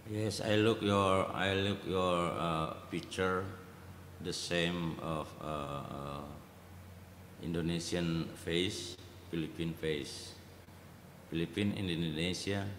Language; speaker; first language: English; non-native, learner; Indonesian